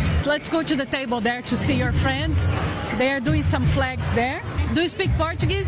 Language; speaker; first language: English; non-native, fluent; Portuguese